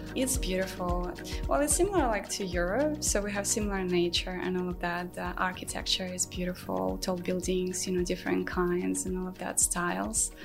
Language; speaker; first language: English; non-native, fluent; Ukrainian